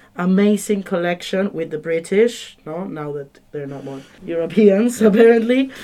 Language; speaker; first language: English; non-native, fluent; Spanish